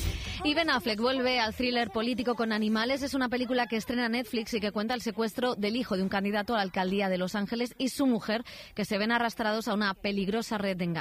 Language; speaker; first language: Spanish; native; Spanish